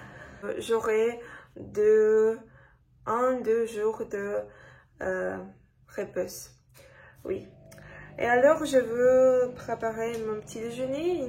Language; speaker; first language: French; non-native, learner; Russian